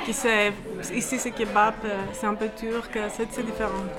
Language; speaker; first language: French; non-native, fluent; Greek